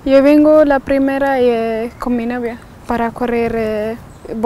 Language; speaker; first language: Spanish; non-native, learner; Tigrinya